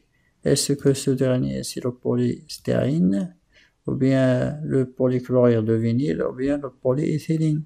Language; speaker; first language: French; non-native, local second language; Arabic